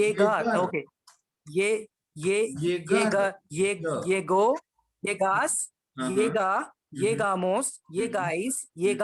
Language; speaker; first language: Spanish; non-native, learner; Hindi